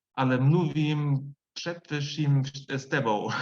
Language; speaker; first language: Czech; non-native, learner; German